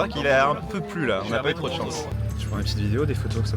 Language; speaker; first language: French; native; French